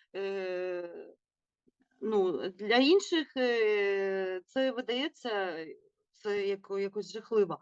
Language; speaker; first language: Ukrainian; non-native, local second language; Russian